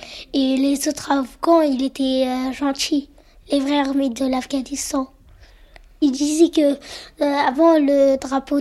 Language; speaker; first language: French; early bilingual, other home language; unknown